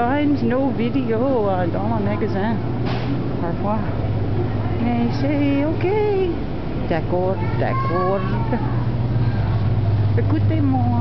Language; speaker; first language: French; non-native, learner; English